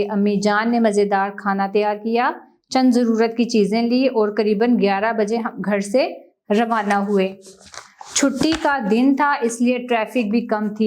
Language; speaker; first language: Urdu; native; Urdu